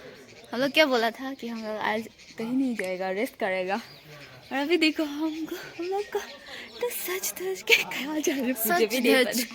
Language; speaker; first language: Hindi; non-native, local second language; Assamese